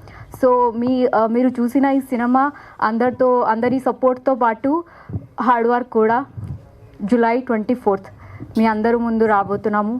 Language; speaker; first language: Telugu; non-native, learner; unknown